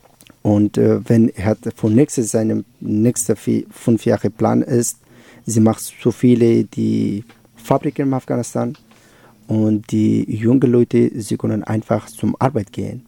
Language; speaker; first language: German; non-native, learner; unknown